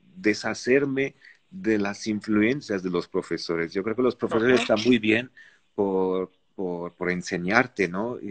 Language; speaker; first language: Spanish; non-native, fluent; Arabic